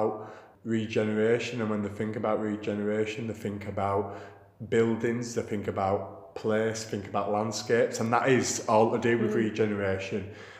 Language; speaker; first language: English; native; English